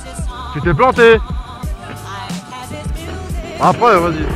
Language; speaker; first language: French; native; French